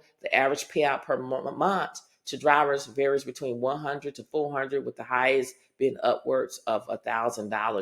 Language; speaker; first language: English; native; English